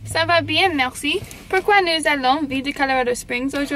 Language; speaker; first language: French; non-native, learner; English